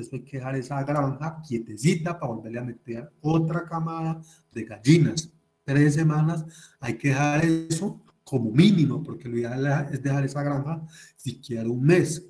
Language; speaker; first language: Spanish; native; Spanish